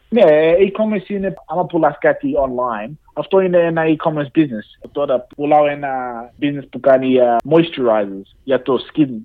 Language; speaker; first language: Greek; early bilingual, heritage; English